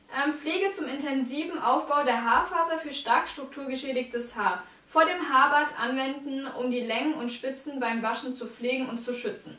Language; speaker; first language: German; native; German